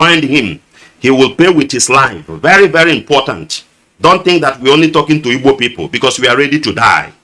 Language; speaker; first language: English; non-native, local second language; Igbo